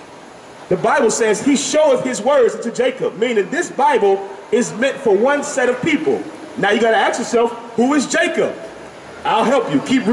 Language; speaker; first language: English; native; English